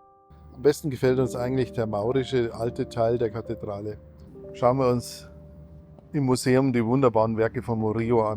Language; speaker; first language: German; native; German